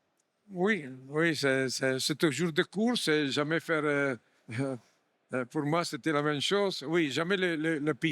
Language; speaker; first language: French; non-native, fluent; Italian